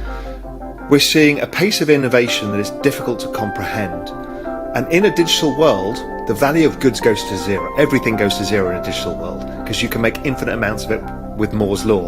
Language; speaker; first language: English; native; English